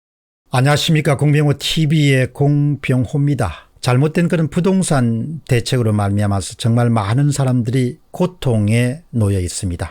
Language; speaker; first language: Korean; native; Korean